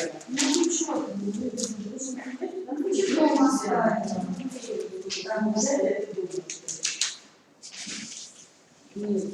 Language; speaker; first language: Russian; non-native, learner; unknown